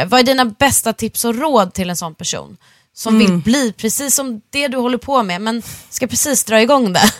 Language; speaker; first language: Swedish; native; Swedish